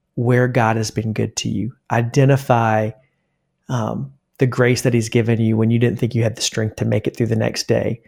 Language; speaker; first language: English; native; English